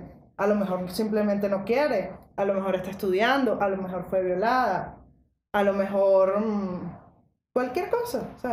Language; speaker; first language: Spanish; native; Spanish